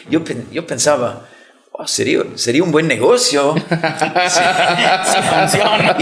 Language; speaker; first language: Spanish; non-native, fluent; English